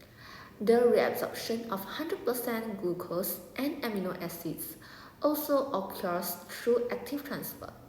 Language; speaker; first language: English; non-native, local second language; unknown